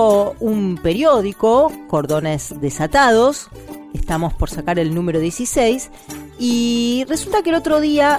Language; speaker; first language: Spanish; native; Spanish